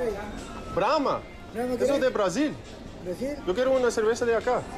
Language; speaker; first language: Spanish; non-native, learner; English